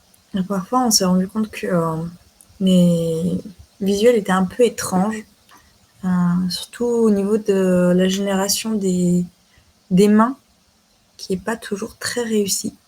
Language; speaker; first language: French; native; French